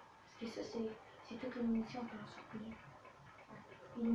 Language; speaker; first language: French; native; French